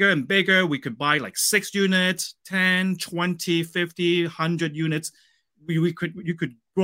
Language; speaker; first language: English; non-native, local second language; Cantonese